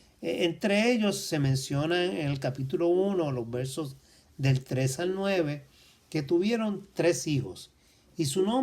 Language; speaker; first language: Spanish; native; Spanish